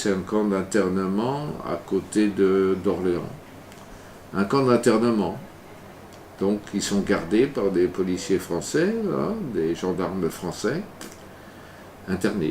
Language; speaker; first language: French; native; French